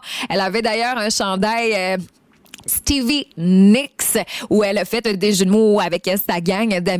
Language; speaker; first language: French; native; French